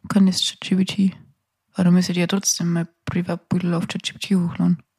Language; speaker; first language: German; native; German